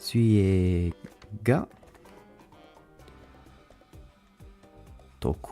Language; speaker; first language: Japanese; non-native, learner; English